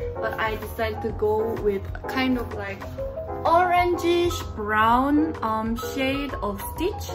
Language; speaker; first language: English; non-native, fluent; Korean